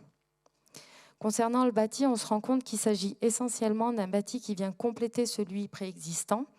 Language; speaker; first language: French; native; French